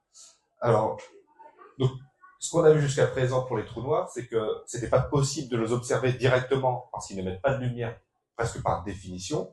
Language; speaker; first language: French; native; French